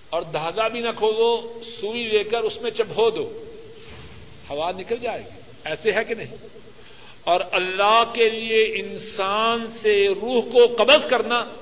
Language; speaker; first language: Urdu; non-native, local second language; Punjabi